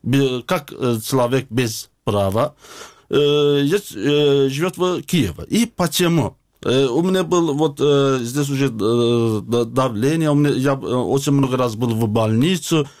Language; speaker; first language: Russian; non-native, learner; Azerbaijani